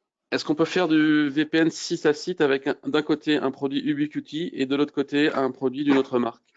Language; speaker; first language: French; native; French